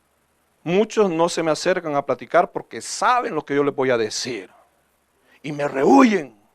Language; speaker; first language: Spanish; native; Spanish